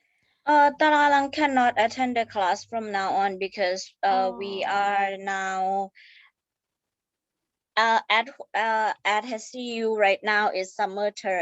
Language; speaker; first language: English; non-native, fluent; Thai